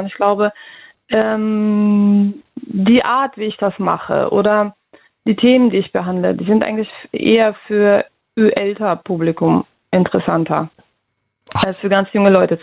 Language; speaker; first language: German; early bilingual, other home language; Russian